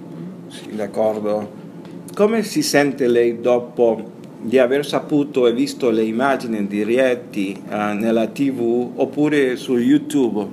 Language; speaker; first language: Italian; non-native, learner; Spanish